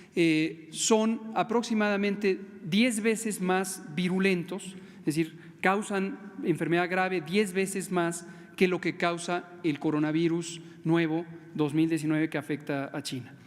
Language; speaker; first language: Spanish; native; Spanish